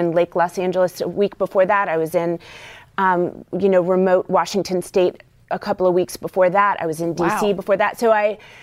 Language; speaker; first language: English; native; English